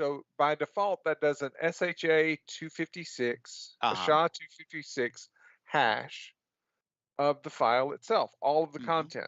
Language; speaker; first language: English; native; English